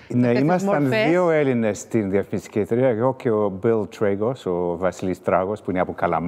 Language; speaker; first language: Greek; early bilingual, heritage; Greek